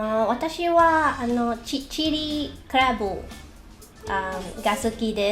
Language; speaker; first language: Japanese; non-native, learner; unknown